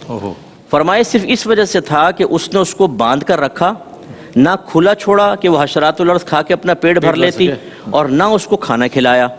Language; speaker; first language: Urdu; native; Urdu